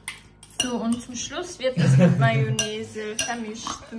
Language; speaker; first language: German; early bilingual, other home language; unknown